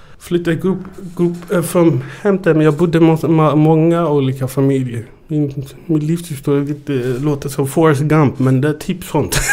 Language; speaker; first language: Swedish; early bilingual, other home language; Amharic